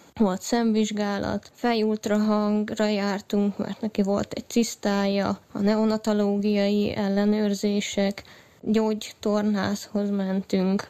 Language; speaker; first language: Hungarian; native; Hungarian